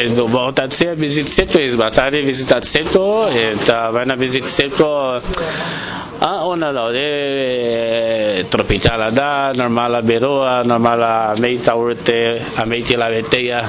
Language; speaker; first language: Basque; non-native, learner; Portuguese